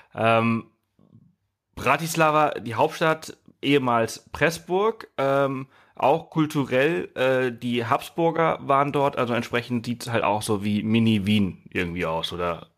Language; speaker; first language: German; native; German